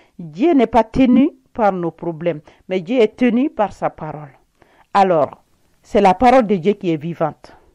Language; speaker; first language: French; non-native, local second language; Bambara